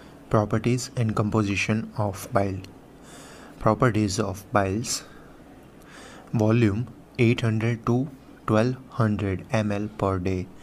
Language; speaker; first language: English; non-native, local second language; Gujarati